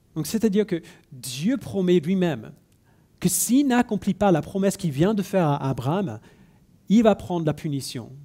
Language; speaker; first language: French; non-native, fluent; English